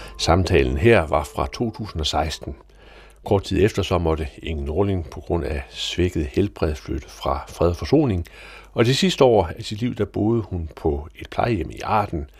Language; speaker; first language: Danish; native; Danish